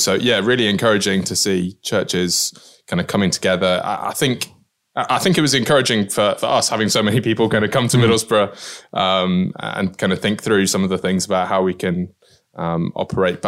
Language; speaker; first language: English; native; English